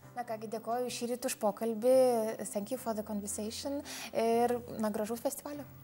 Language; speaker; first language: Lithuanian; native; Lithuanian